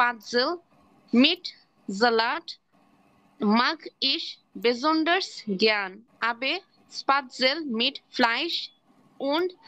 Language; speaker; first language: German; non-native, learner; Bangla